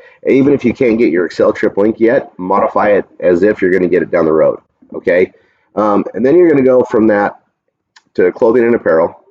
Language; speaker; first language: English; native; English